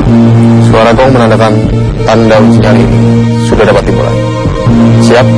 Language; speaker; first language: Indonesian; native; Indonesian